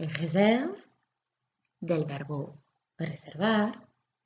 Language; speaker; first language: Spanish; non-native, fluent; French